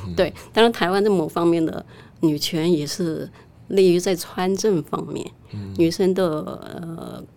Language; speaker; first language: Chinese; native; Chinese